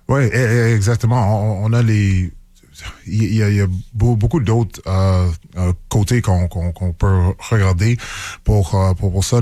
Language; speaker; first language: French; non-native, local second language; English